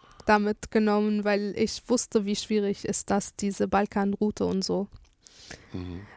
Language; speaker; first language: German; non-native, fluent; Arabic